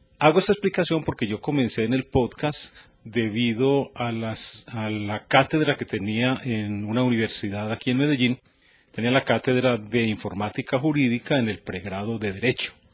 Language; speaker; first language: Spanish; native; Spanish